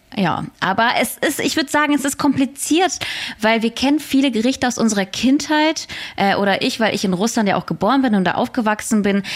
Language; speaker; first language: German; early bilingual, other home language; Russian